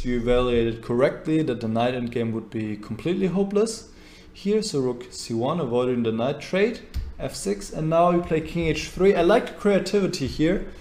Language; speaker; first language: English; non-native, fluent; German